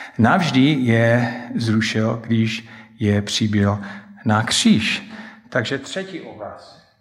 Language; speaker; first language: Czech; non-native, fluent; English